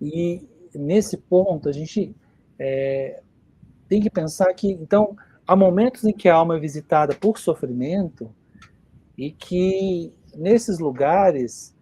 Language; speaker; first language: Portuguese; native; Portuguese